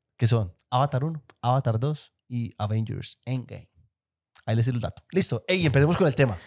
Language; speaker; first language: Spanish; native; Spanish